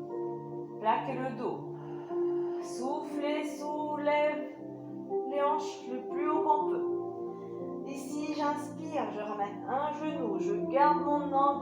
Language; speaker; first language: French; native; French